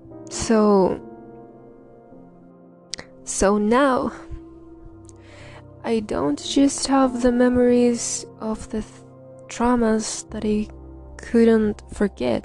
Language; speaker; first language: English; non-native, fluent; Spanish